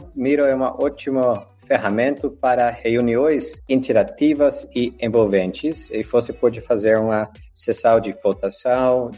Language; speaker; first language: Portuguese; non-native, learner; Dutch